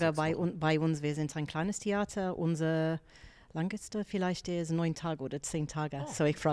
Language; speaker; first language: German; non-native, fluent; English